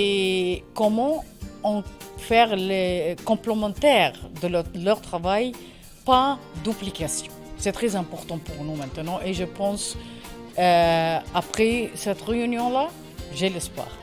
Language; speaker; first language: French; non-native, learner; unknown